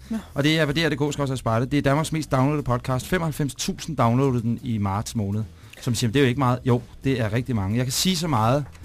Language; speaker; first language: Danish; native; Danish